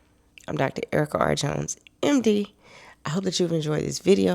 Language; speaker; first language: English; native; English